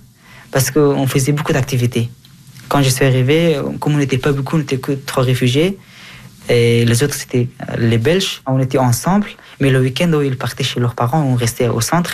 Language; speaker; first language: French; non-native, fluent; Persian